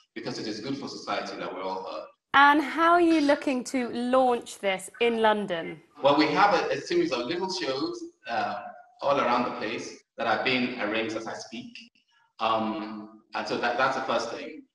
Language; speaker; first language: English; native; English